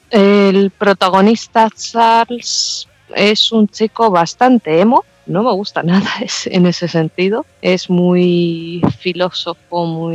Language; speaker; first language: Spanish; native; Spanish